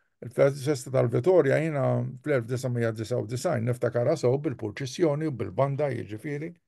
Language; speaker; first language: Maltese; native; Maltese